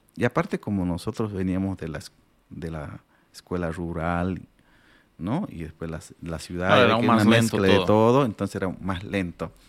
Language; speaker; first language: Spanish; non-native, local second language; Aymara